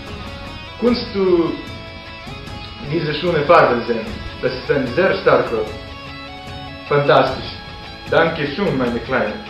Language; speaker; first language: German; non-native, learner; Serbian